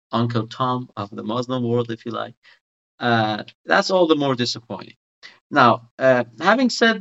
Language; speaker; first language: English; non-native, fluent; Persian